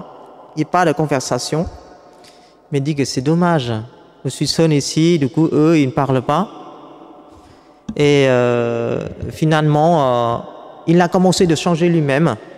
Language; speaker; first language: French; non-native, fluent; Vietnamese